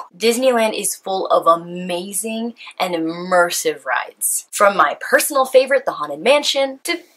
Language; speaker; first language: English; native; English